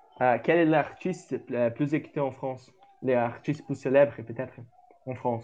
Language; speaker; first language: French; non-native, learner; Portuguese